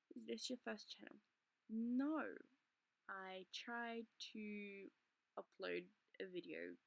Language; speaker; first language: English; native; English